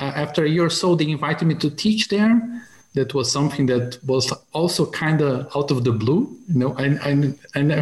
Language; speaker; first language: English; non-native, fluent; Portuguese